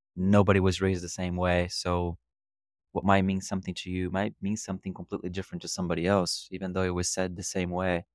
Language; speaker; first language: English; non-native, fluent; Portuguese